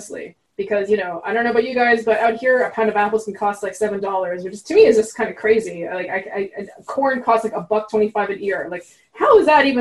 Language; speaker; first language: English; non-native, fluent; French